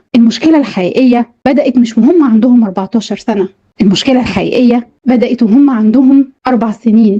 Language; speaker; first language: Arabic; native; Arabic